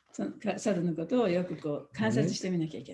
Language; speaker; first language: Japanese; native; Japanese